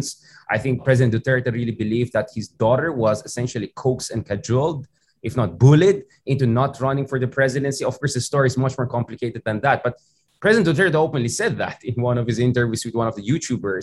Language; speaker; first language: English; non-native, local second language; Filipino